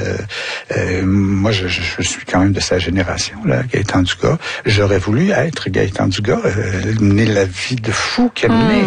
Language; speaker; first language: French; native; French